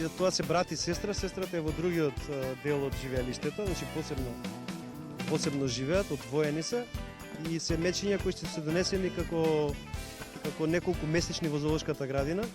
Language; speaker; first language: Macedonian; native; Macedonian